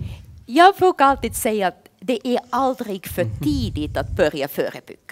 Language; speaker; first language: Swedish; non-native, fluent; Finnish